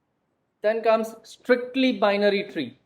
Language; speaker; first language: English; non-native, local second language; Gujarati